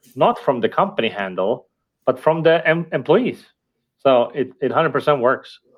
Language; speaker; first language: English; non-native, fluent; Estonian